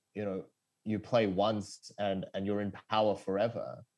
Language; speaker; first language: English; early bilingual, other home language; Korean